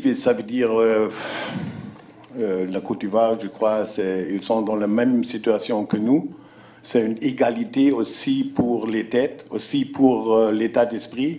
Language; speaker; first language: French; non-native, fluent; German